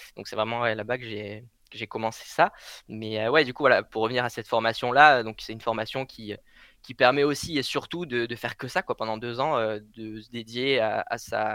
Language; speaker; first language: French; native; French